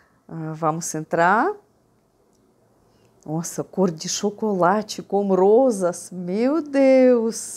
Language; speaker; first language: Portuguese; non-native, fluent; Russian